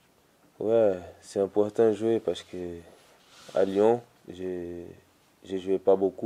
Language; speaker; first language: French; non-native, learner; Portuguese